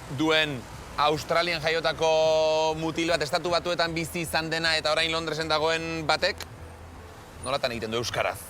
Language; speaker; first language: Basque; native; Basque